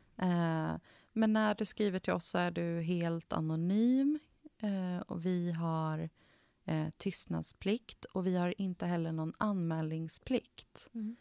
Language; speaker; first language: Swedish; native; Swedish